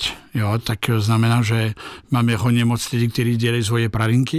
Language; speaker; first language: Czech; non-native, fluent; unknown